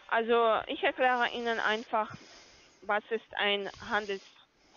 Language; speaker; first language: German; non-native, learner; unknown